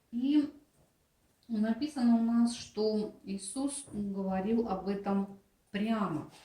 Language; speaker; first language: Russian; native; Russian